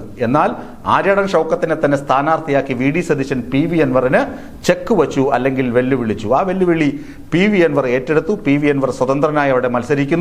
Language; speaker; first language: Malayalam; native; Malayalam